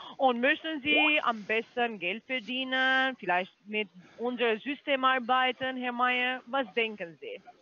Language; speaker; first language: German; non-native, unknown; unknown